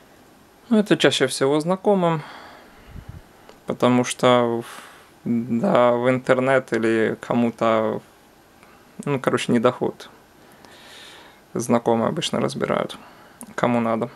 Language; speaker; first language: Russian; non-native, local second language; Ukrainian